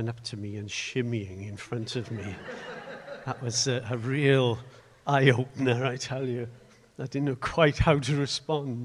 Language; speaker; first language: English; native; English